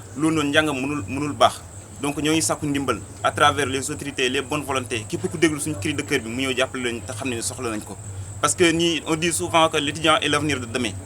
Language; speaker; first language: Wolof; non-native, local second language; Fula